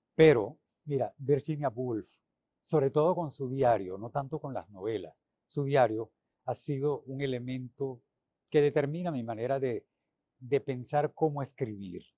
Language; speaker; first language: Spanish; native; Spanish